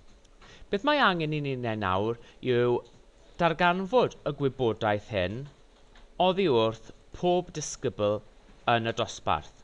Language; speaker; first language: Welsh; non-native, local second language; English